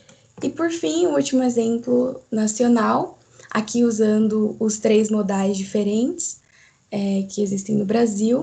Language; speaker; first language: Portuguese; native; Portuguese